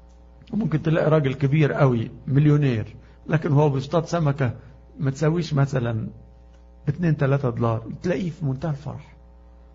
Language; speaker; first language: Arabic; native; Arabic